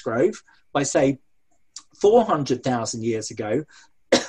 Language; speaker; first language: English; native; English